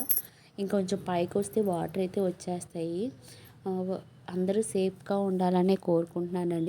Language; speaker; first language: Telugu; native; Telugu